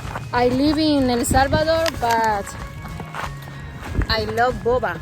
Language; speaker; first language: English; non-native, learner; Spanish